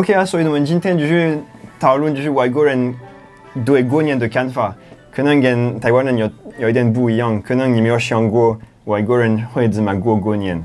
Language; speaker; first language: Chinese; non-native, fluent; French